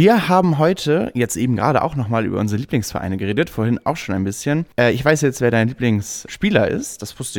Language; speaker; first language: German; native; German